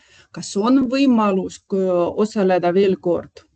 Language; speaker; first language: Estonian; non-native, local second language; Russian